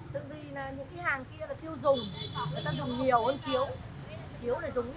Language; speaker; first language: Vietnamese; native; Vietnamese